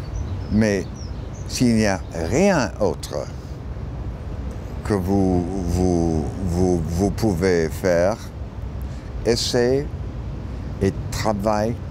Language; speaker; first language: French; non-native, learner; English